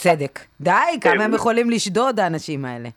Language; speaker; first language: Hebrew; native; Hebrew